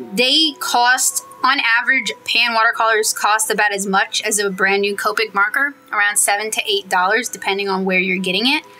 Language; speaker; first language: English; native; English